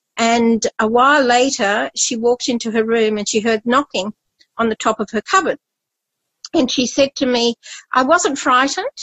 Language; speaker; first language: English; native; English